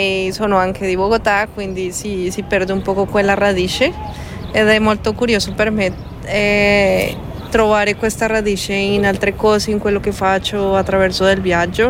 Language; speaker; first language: Italian; non-native, fluent; Spanish